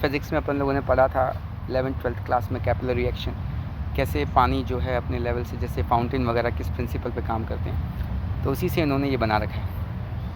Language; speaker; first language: Hindi; native; Hindi